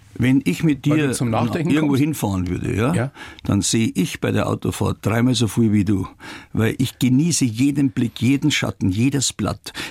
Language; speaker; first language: German; native; German